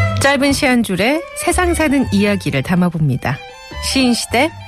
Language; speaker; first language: Korean; native; Korean